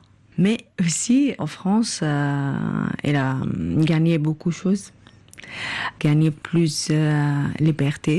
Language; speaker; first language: French; non-native, learner; Arabic